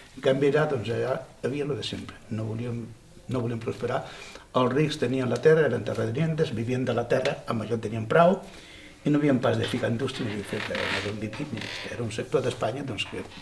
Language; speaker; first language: Catalan; non-native, local second language; Spanish